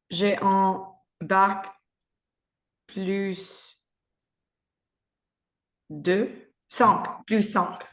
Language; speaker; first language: French; non-native, learner; Spanish